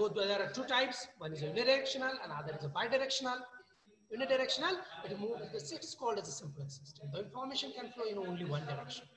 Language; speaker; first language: English; non-native, local second language; Marathi